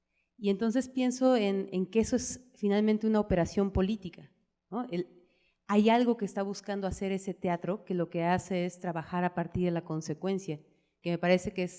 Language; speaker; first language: Spanish; native; Spanish